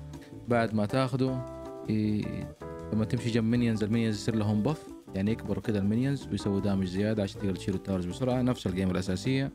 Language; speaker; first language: Arabic; native; Arabic